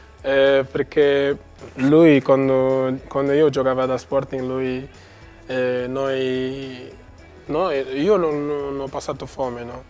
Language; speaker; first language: Italian; non-native, learner; Portuguese